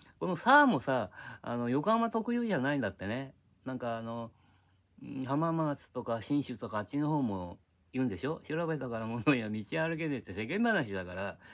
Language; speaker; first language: Japanese; native; Japanese